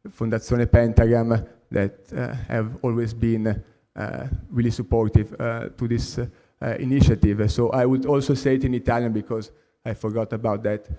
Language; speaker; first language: English; non-native, fluent; Italian